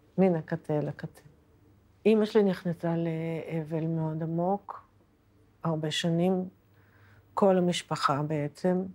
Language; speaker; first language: Hebrew; native; Hebrew